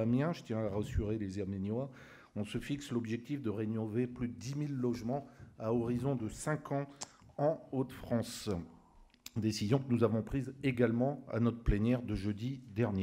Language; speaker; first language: French; native; French